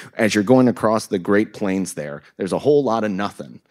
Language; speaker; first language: English; native; English